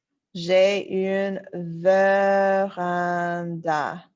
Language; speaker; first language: French; non-native, fluent; English